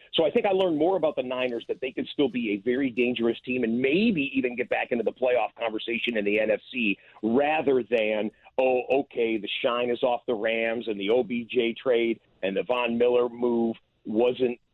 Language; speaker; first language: English; native; English